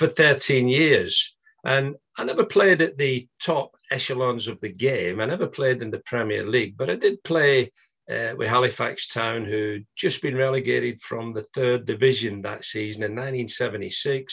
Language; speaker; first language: English; native; English